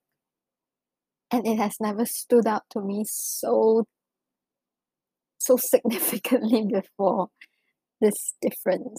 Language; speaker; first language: English; non-native, local second language; Chinese